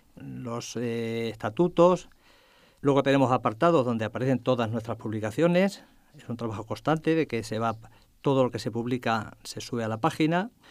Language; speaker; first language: Spanish; native; Spanish